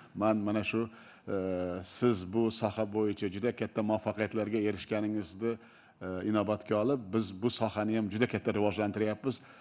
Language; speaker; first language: Uzbek; native; Uzbek